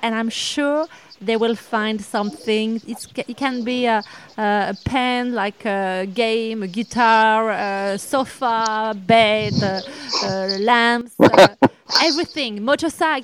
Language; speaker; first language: English; non-native, learner; French